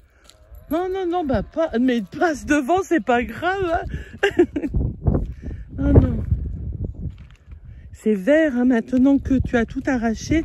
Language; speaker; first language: French; native; French